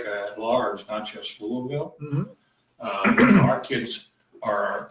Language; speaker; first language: English; native; English